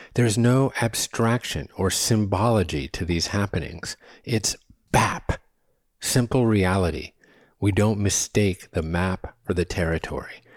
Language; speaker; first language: English; native; English